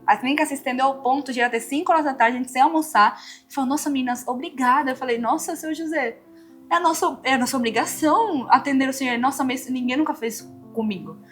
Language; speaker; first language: Portuguese; non-native, fluent; Spanish